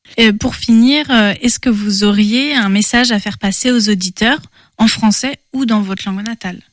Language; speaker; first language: French; native; French